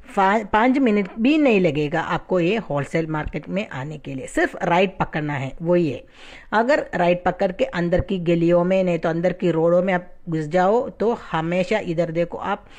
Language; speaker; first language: Hindi; non-native, fluent; Tamil